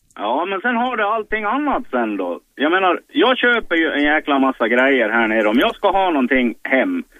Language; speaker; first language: Swedish; native; Swedish